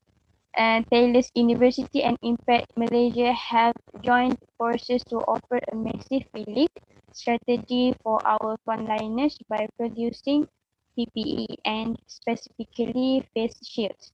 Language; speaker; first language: English; non-native, local second language; Malay